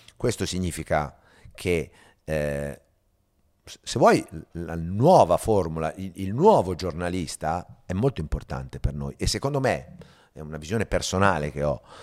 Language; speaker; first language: Italian; native; Italian